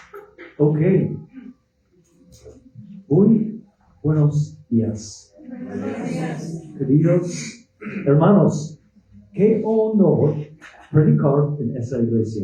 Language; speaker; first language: Spanish; non-native, fluent; English